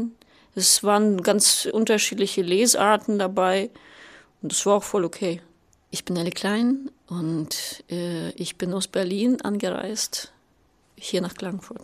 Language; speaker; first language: German; native; German